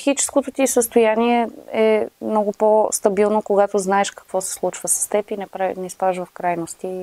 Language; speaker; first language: Bulgarian; native; Bulgarian